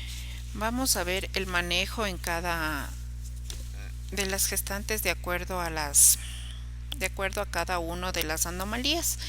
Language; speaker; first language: Spanish; native; Spanish